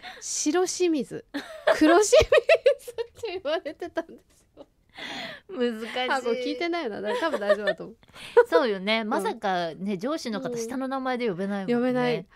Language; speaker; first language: Japanese; native; Japanese